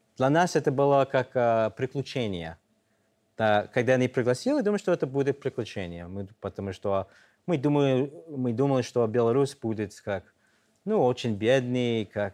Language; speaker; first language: Russian; non-native, fluent; English